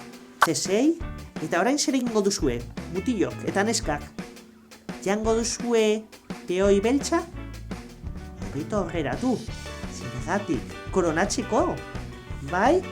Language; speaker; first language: Basque; non-native, local second language; Spanish